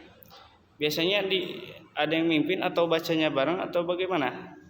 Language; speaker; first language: Indonesian; native; Indonesian